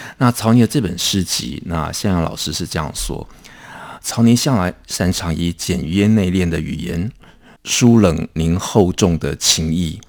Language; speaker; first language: Chinese; native; Chinese